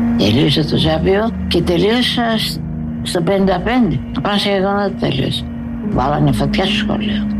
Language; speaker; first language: Greek; native; Greek